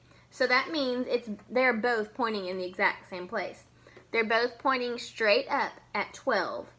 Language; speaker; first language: English; native; English